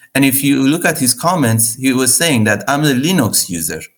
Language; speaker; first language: English; non-native, fluent; Persian